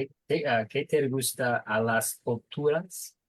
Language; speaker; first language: Spanish; non-native, learner; English